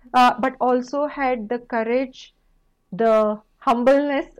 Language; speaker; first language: English; non-native, local second language; Kannada